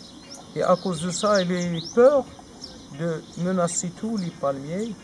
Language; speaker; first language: French; non-native, learner; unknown